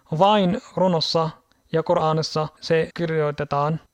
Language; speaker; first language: Finnish; non-native, learner; Arabic